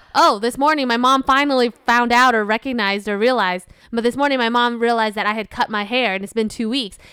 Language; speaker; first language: English; non-native, fluent; Vietnamese